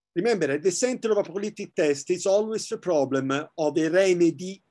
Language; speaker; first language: English; non-native, fluent; Italian